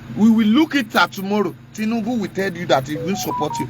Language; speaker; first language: English; non-native, local second language; Yoruba